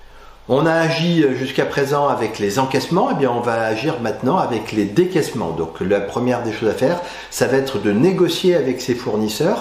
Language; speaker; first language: French; native; French